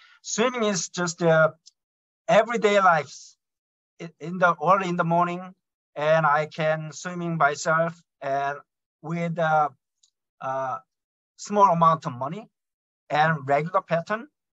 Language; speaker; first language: English; non-native, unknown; Korean